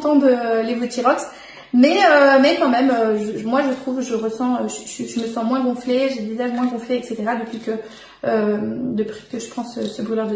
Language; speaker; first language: French; native; French